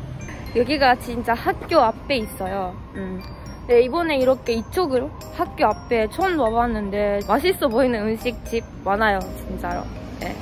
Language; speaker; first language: Korean; non-native, fluent; Japanese